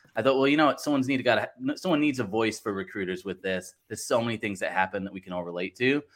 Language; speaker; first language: English; native; English